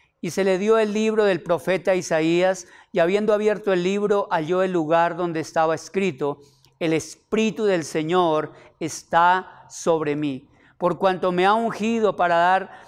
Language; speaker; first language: Spanish; native; Spanish